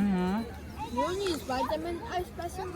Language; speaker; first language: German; non-native, learner; Thai